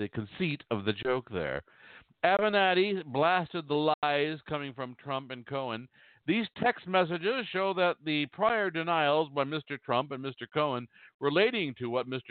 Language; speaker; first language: English; native; English